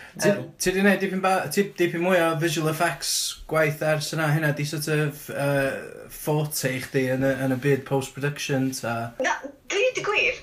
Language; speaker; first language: Welsh; native; Welsh